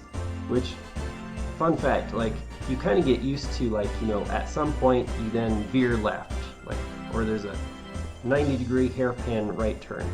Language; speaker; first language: English; native; English